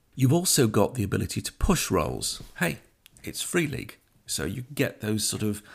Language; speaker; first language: English; native; English